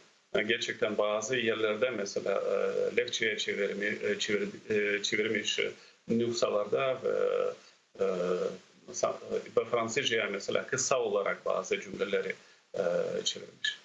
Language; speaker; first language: Turkish; non-native, fluent; Ukrainian